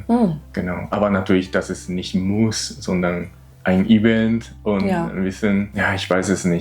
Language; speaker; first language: German; non-native, learner; Japanese